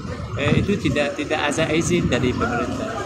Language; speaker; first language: Indonesian; non-native, learner; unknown